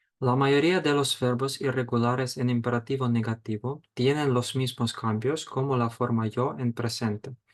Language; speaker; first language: Spanish; non-native, fluent; Ukrainian